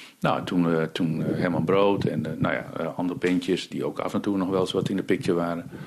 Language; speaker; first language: Dutch; early bilingual, other home language; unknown